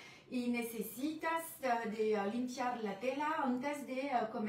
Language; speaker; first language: Spanish; non-native, learner; French